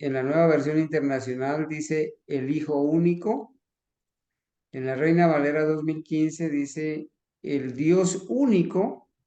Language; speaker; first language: Spanish; native; Spanish